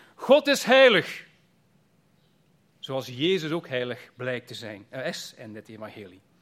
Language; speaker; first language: Dutch; native; Dutch